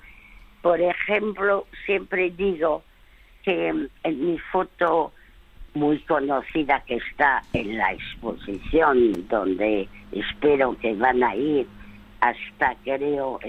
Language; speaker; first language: Spanish; early bilingual, other home language; French